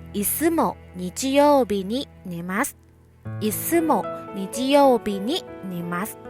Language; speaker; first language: Japanese; non-native, fluent; Thai